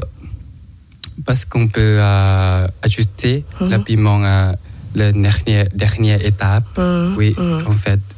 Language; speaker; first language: French; non-native, learner; Thai